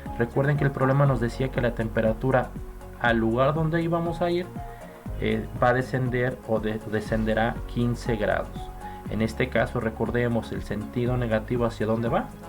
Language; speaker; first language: Spanish; native; Spanish